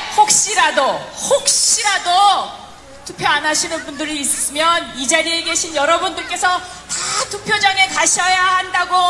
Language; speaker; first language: Korean; native; Korean